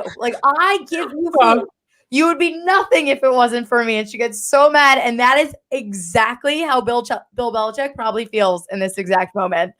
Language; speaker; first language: English; native; English